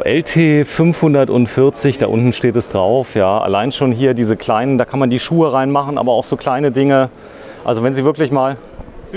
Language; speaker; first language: German; native; German